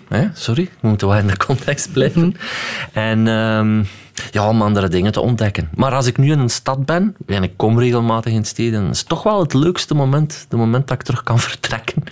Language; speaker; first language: Dutch; native; Dutch